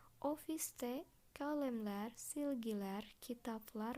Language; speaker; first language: Turkish; non-native, fluent; Indonesian